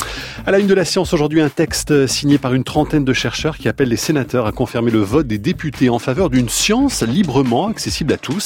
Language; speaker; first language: French; native; French